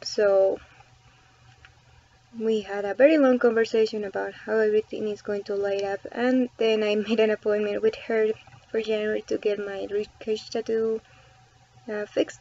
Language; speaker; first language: English; non-native, fluent; Spanish